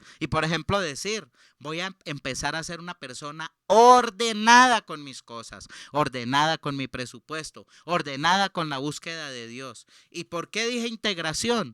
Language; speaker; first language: Spanish; native; Spanish